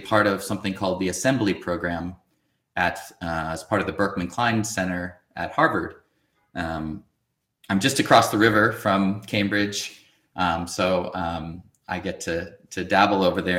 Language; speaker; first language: English; native; English